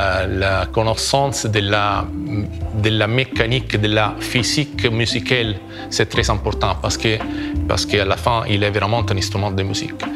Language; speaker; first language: French; non-native, fluent; Italian